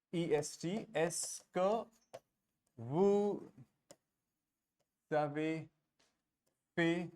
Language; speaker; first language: French; non-native, fluent; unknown